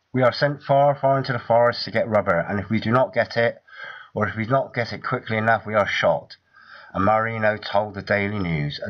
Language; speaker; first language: English; native; English